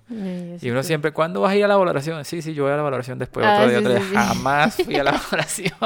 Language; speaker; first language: Spanish; native; Spanish